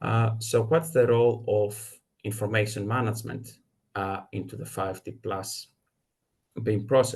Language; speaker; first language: English; non-native, fluent; Greek